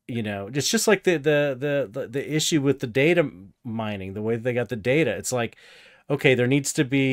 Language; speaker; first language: English; native; English